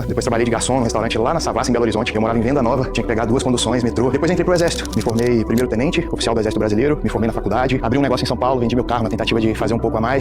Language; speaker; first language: Portuguese; native; Portuguese